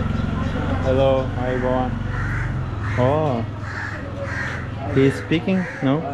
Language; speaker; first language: English; non-native, learner; Russian